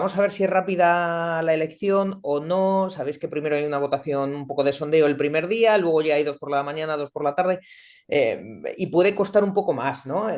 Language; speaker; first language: Spanish; native; Spanish